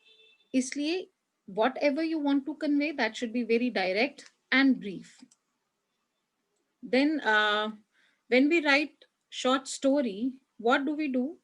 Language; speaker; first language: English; non-native, local second language; Hindi